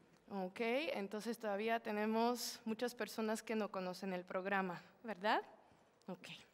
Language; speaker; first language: Spanish; non-native, fluent; Slovak